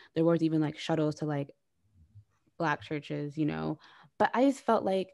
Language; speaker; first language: English; native; English